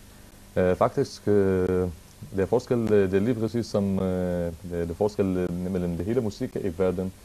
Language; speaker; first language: Danish; non-native, learner; Arabic